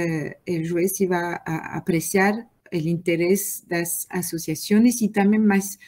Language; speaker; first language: Portuguese; non-native, learner; French